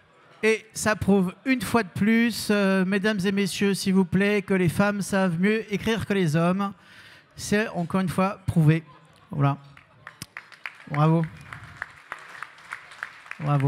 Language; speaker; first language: French; native; French